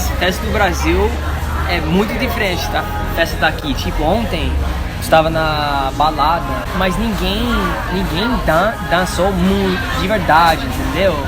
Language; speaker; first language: Portuguese; non-native, learner; English